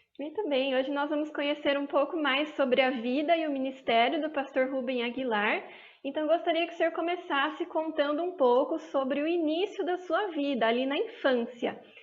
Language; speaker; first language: Portuguese; native; Portuguese